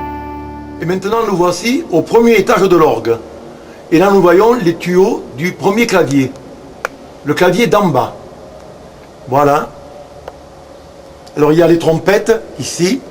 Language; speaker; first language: French; native; French